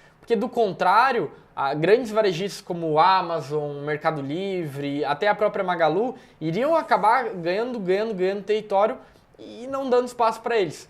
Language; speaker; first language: Portuguese; native; Portuguese